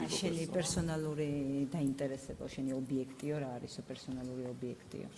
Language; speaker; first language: Italian; non-native, learner; Georgian